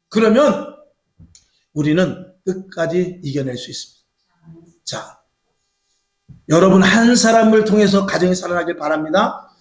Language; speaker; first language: Korean; native; Korean